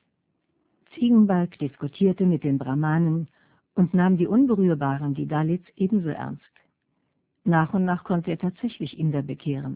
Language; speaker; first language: German; native; German